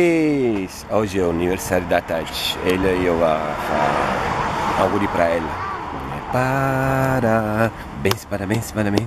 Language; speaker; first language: Portuguese; non-native, learner; Italian